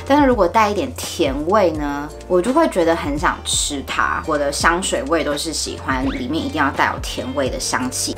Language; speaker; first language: Chinese; early bilingual, heritage; Chinese